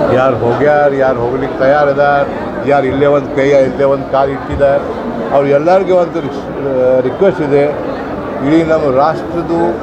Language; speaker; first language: Kannada; non-native, local second language; Urdu